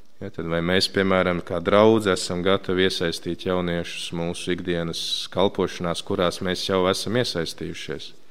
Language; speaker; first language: Latvian; native; Latvian